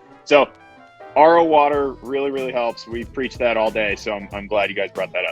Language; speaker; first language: English; native; English